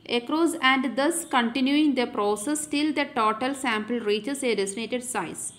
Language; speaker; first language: English; non-native, local second language; Malayalam